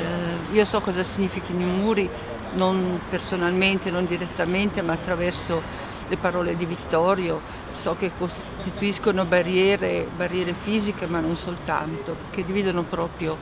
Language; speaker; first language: Italian; native; Italian